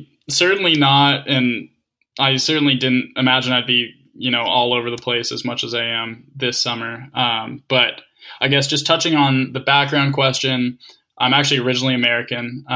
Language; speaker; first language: English; native; English